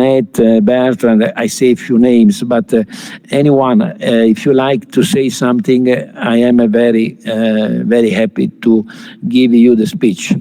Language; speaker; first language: English; non-native, fluent; Italian